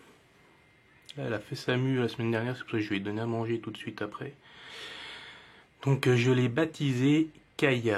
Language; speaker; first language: French; native; French